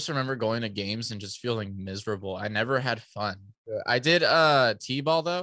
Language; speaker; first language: English; early bilingual, other home language; Spanish